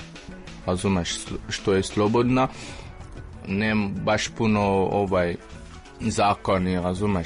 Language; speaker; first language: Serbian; non-native, fluent; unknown